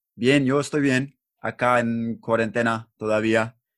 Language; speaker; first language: Spanish; non-native, learner; English